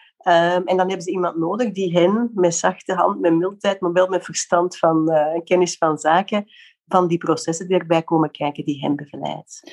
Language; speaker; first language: Dutch; native; Dutch